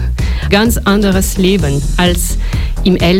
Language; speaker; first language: German; non-native, learner; French